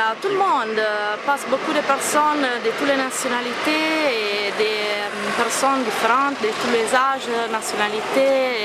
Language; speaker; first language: French; non-native, learner; Italian